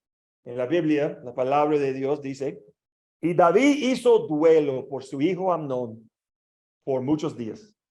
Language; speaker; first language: Spanish; non-native, learner; English